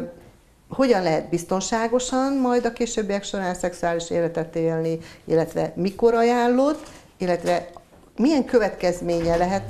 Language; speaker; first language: Hungarian; native; Hungarian